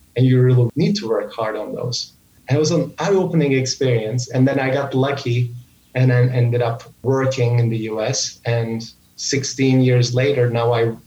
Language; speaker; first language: English; non-native, fluent; Turkish